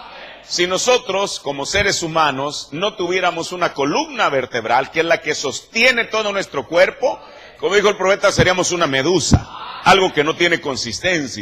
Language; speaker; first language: Spanish; native; Spanish